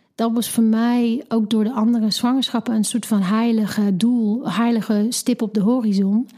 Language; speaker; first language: Dutch; non-native, fluent; English